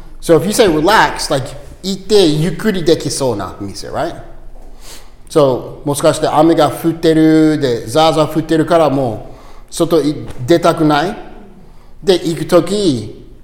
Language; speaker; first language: Japanese; non-native, learner; English